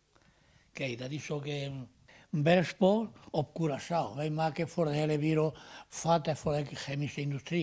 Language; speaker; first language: Dutch; non-native, learner; Spanish